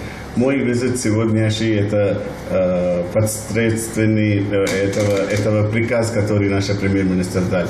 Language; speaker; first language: Russian; non-native, learner; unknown